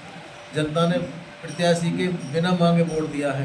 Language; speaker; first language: Hindi; native; Hindi